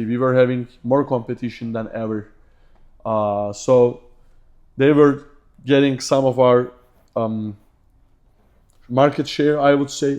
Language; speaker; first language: English; non-native, fluent; Turkish